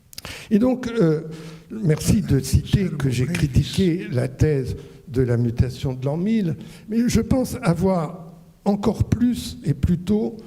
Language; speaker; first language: French; native; French